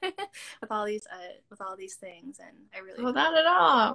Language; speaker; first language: English; native; English